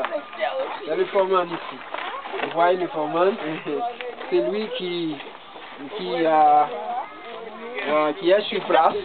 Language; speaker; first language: French; non-native, local second language; Haitian Creole